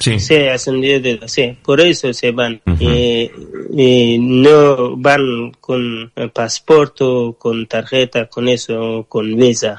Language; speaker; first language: Spanish; non-native, learner; Persian